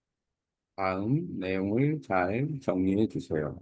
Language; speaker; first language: Korean; native; Korean